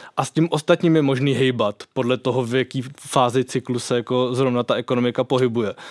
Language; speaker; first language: Czech; native; Czech